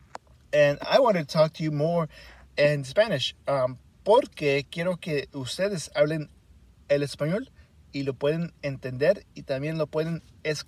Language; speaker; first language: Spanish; early bilingual, heritage; Spanish